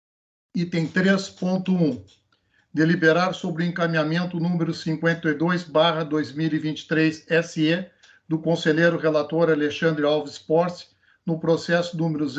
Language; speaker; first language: Portuguese; native; Portuguese